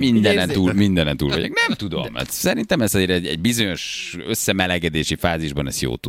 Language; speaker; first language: Hungarian; native; Hungarian